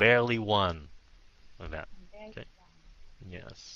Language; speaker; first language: English; early bilingual, heritage; Vietnamese